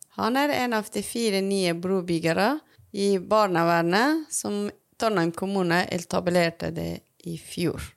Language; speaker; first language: Norwegian; non-native, learner; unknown